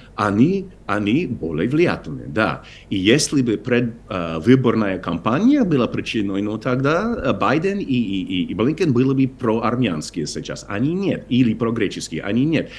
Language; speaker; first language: Russian; non-native, fluent; English